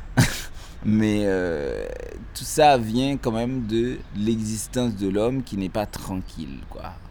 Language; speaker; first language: French; non-native, local second language; Haitian Creole